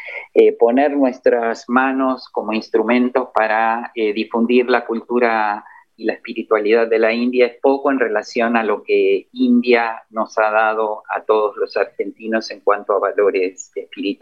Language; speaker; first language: Spanish; native; Spanish